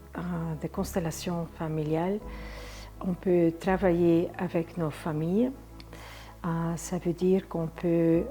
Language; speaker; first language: French; non-native, fluent; Dutch